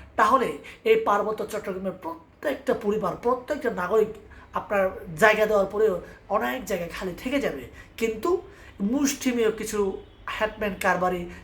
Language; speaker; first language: Bangla; non-native, local second language; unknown